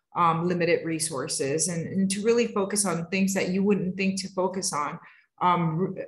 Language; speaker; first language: English; native; English